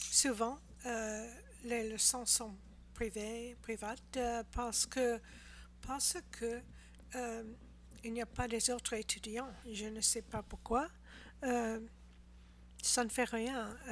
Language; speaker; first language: French; non-native, learner; English